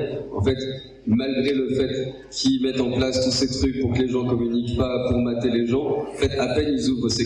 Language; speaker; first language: French; native; French